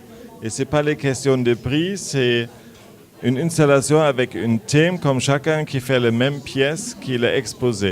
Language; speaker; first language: French; non-native, learner; German